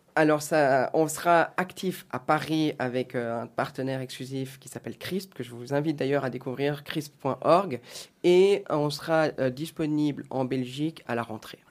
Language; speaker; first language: French; native; French